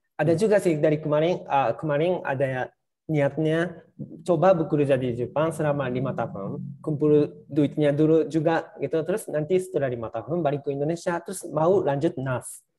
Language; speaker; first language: Indonesian; non-native, fluent; Japanese